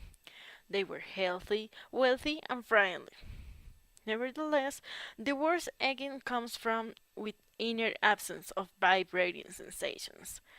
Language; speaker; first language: English; non-native, learner; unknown